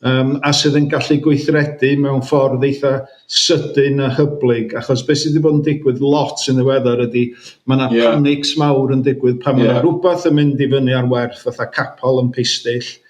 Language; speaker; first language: Welsh; native; Welsh